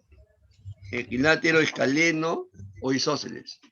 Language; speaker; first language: Spanish; native; Spanish